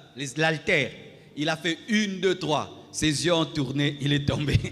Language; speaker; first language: French; non-native, local second language; Lingala